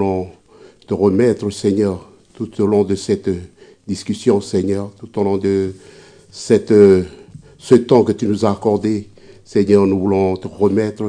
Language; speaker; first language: French; native; French